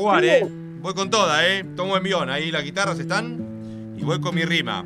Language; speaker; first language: Spanish; native; Spanish